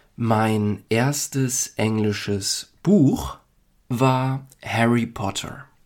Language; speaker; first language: German; native; German